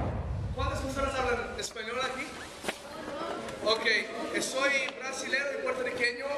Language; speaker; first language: Spanish; early bilingual, heritage; Spanish